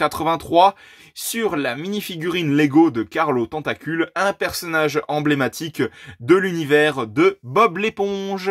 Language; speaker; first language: French; native; French